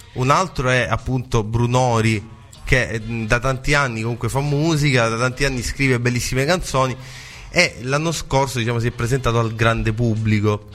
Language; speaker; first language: Italian; native; Italian